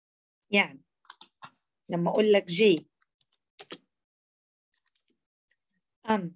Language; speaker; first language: Arabic; native; Arabic